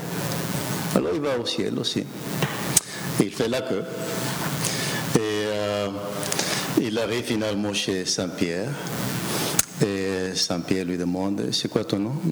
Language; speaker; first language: French; non-native, fluent; Spanish